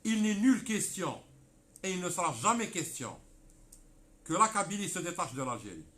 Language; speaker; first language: French; non-native, local second language; Arabic